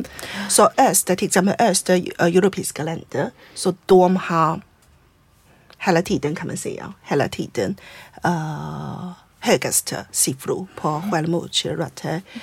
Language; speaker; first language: Swedish; non-native, fluent; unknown